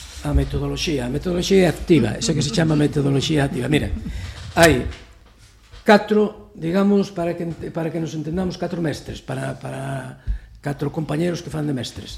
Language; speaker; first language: Galician; native; Galician